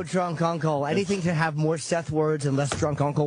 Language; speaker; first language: English; native; English